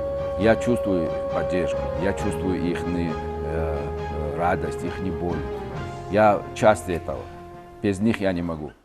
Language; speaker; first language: Russian; non-native, fluent; Georgian